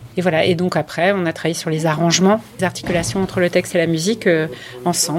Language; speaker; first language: French; early bilingual, other home language; English